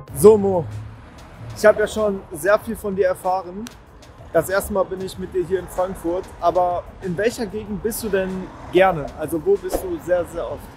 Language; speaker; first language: German; native; German